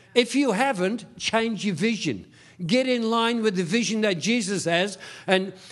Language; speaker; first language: English; early bilingual, other home language; Dutch